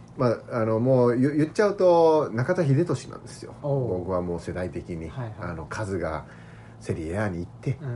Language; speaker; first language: Japanese; native; Japanese